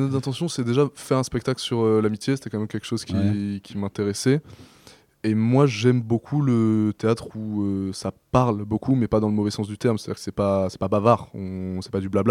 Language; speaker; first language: French; native; French